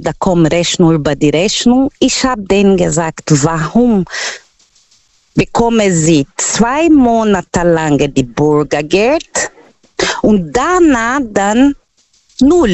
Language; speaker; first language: German; non-native, learner; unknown